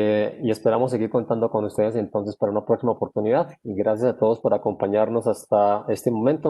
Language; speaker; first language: Spanish; native; Spanish